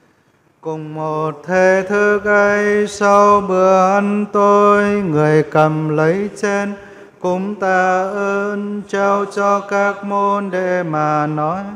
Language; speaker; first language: Vietnamese; native; Vietnamese